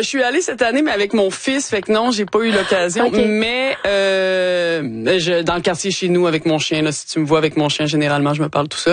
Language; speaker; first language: French; native; French